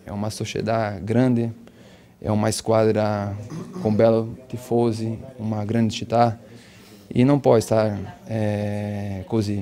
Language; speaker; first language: Italian; non-native, learner; Portuguese